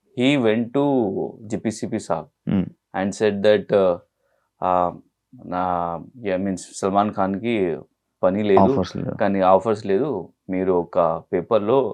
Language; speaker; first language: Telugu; non-native, local second language; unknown